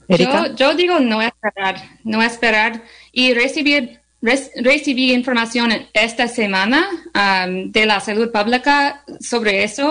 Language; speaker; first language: Spanish; non-native, learner; English